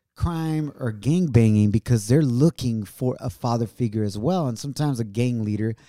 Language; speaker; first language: English; early bilingual, other home language; Spanish